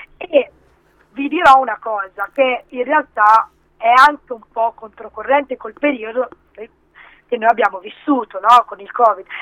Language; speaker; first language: Italian; early bilingual, other home language; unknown